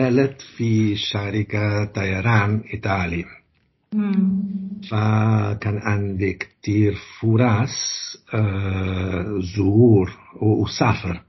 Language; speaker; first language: Arabic; non-native, learner; Italian